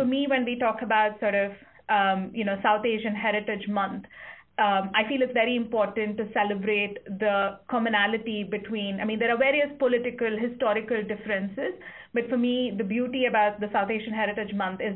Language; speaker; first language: English; non-native, local second language; Kannada